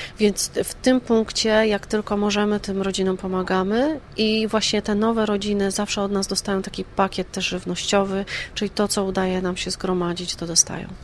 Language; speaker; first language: Polish; native; Polish